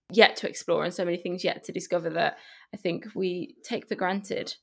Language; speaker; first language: English; early bilingual, other home language; Spanish